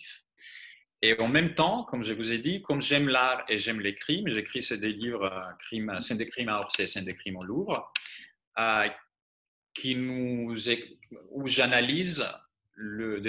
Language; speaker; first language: French; non-native, fluent; Greek